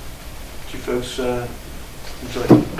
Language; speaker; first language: English; native; English